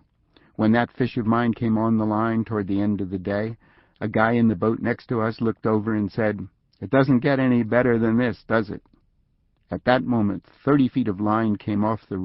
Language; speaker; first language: English; native; English